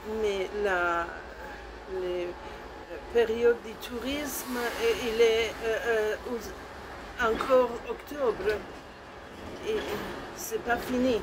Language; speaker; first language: French; non-native, learner; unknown